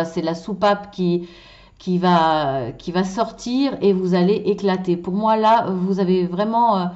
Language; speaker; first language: French; native; French